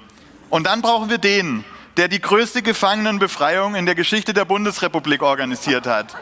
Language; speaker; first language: German; native; German